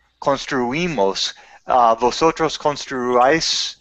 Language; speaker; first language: Spanish; non-native, learner; English